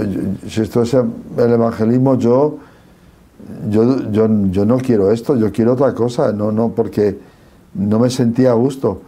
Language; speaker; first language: Spanish; native; Spanish